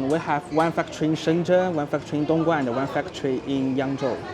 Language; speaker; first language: English; non-native, learner; Chinese